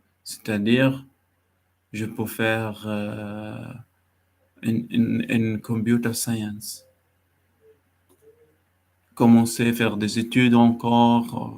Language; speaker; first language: French; non-native, learner; Arabic